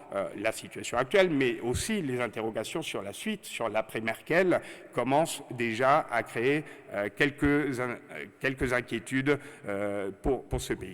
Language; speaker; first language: French; native; French